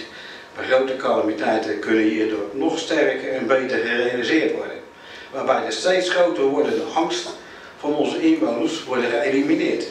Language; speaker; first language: Dutch; native; Dutch